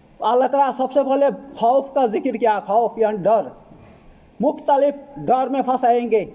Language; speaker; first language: Hindi; non-native, fluent; Bangla